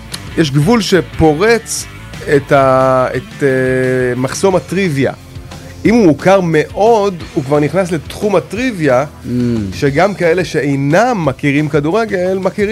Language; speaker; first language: Hebrew; native; Hebrew